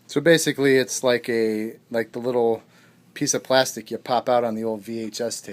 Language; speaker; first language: English; native; English